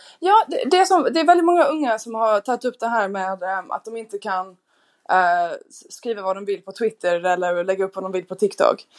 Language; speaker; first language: Swedish; non-native, fluent; English